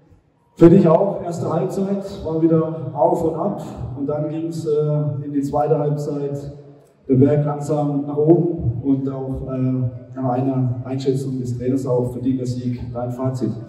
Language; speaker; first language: German; native; German